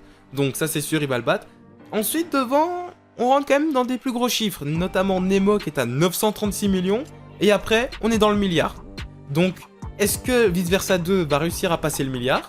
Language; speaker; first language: French; native; French